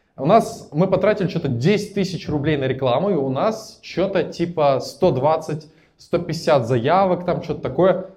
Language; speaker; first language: Russian; native; Russian